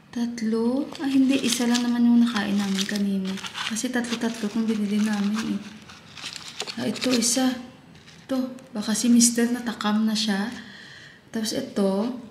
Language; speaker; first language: Filipino; non-native, local second language; Hiligaynon